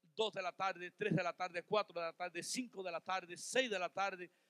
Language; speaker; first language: Spanish; native; Spanish